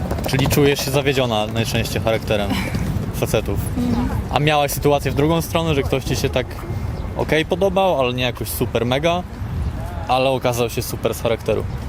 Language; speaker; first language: Polish; native; Polish